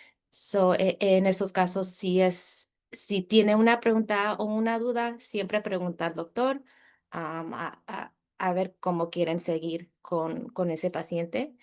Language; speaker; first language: Spanish; early bilingual, heritage; Spanish